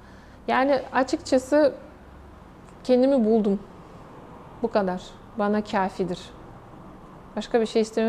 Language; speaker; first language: Turkish; non-native, fluent; Russian